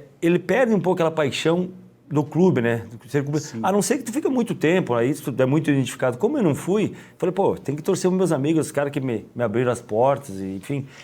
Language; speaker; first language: Portuguese; native; Portuguese